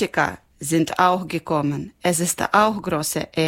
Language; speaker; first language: German; non-native, learner; Ukrainian